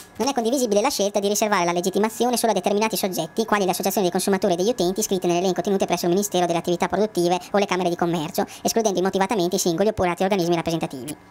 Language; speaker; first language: Italian; native; Italian